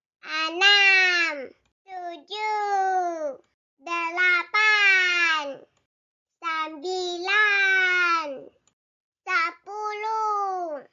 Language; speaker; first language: Indonesian; non-native, learner; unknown